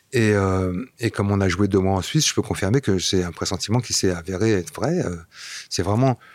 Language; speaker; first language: French; non-native, fluent; Dutch